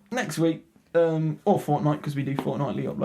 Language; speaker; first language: English; native; English